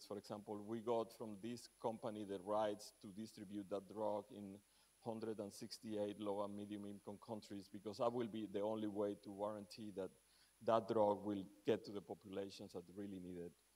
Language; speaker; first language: English; non-native, fluent; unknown